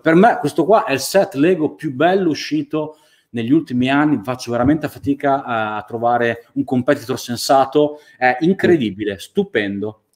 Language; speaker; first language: Italian; native; Italian